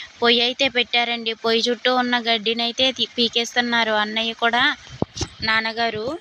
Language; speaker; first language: Telugu; non-native, local second language; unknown